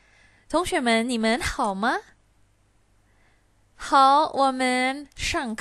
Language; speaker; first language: Chinese; non-native, fluent; Indonesian